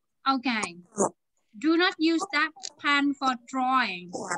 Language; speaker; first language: English; non-native, fluent; Vietnamese